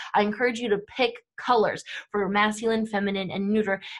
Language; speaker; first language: English; native; English